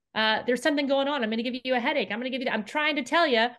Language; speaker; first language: English; native; English